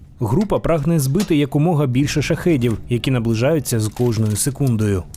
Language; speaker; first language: Ukrainian; native; Ukrainian